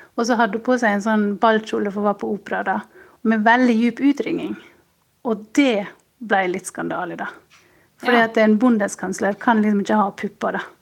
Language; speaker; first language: Norwegian; native; Norwegian